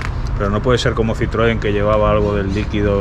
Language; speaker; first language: Spanish; native; Spanish